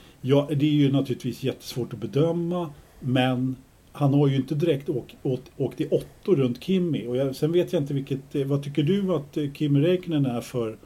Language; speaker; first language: Swedish; native; Swedish